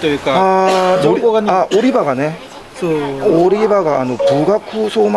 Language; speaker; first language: Japanese; non-native, learner; Korean